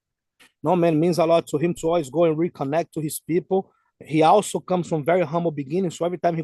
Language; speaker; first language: English; non-native, fluent; Portuguese